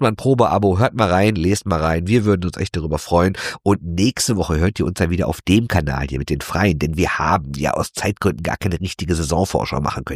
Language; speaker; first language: German; native; German